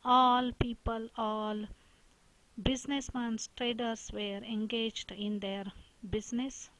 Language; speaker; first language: English; non-native, local second language; Marathi